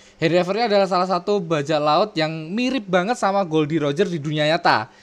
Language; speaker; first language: Indonesian; native; Indonesian